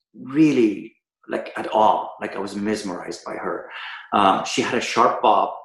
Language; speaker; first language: English; early bilingual, other home language; Persian